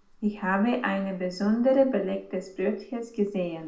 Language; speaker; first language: German; non-native, learner; Romanian